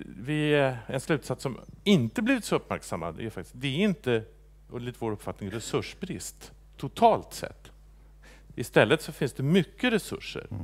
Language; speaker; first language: Swedish; native; Swedish